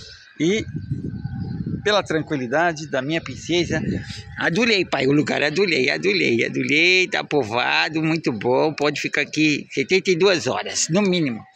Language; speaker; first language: Portuguese; native; Portuguese